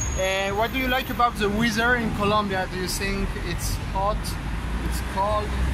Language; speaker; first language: English; non-native, learner; French